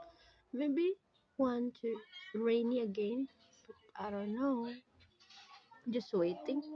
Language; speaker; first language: English; non-native, learner; Indonesian